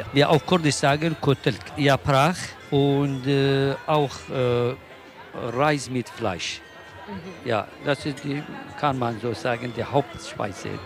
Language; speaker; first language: German; non-native, learner; Kurdish